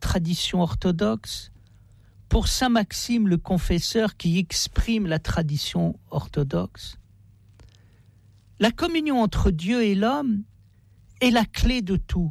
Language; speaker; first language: French; native; French